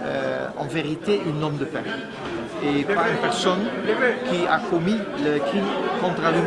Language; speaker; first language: French; non-native, fluent; Dutch